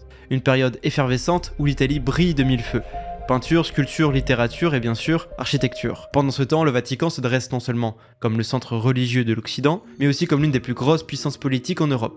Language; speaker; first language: French; native; French